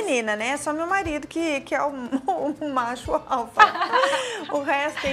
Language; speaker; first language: Portuguese; native; Portuguese